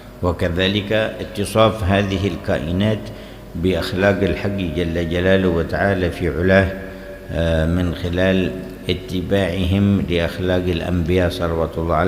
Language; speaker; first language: Arabic; native; Arabic